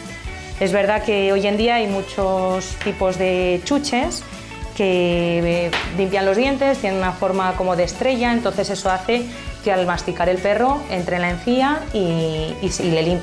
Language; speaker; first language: Spanish; native; Spanish